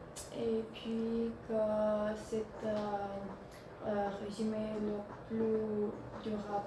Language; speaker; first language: French; non-native, learner; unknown